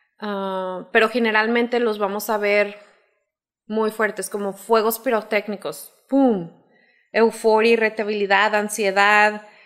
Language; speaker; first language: Spanish; native; Spanish